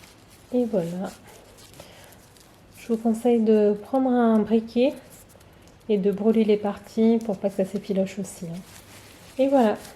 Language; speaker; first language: French; native; French